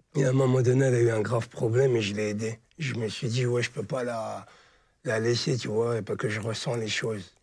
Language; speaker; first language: French; native; French